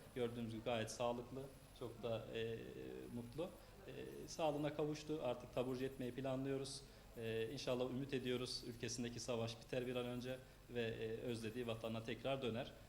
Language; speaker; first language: Turkish; native; Turkish